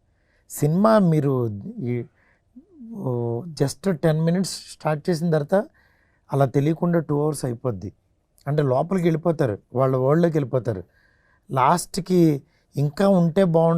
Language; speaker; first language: Telugu; native; Telugu